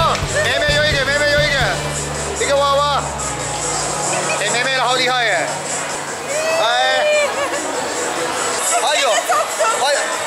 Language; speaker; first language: Chinese; non-native, fluent; Turkish